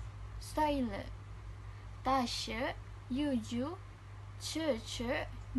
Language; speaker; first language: Chinese; non-native, learner; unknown